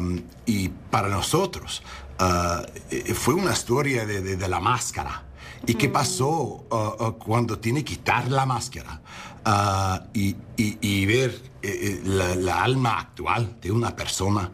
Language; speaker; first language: Spanish; non-native, learner; English